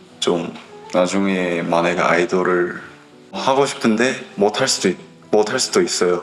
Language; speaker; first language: Korean; non-native, learner; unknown